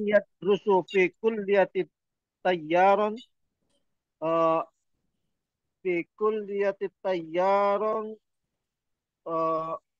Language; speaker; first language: Arabic; non-native, learner; Indonesian